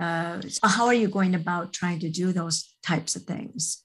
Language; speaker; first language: English; native; English